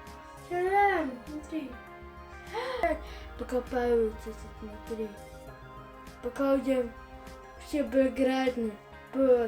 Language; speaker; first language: Russian; early bilingual, heritage; Russian